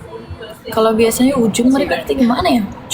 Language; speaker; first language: Indonesian; non-native, learner; Turkish